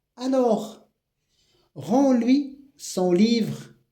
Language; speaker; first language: French; non-native, local second language; Arabic